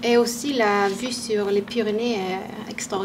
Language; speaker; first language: French; non-native, fluent; Swedish